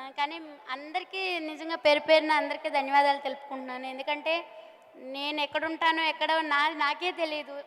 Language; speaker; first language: Telugu; native; Telugu